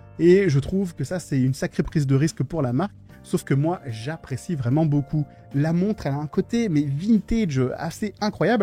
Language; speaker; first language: French; native; French